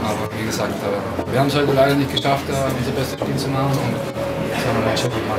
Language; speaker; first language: German; native; German